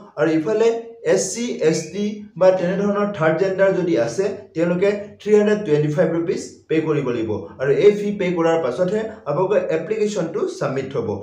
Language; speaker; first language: Assamese; non-native, local second language; Karbi